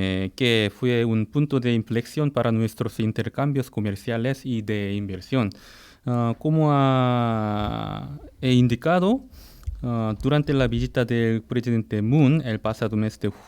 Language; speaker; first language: Spanish; non-native, fluent; Korean